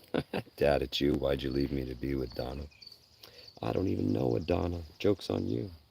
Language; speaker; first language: English; native; English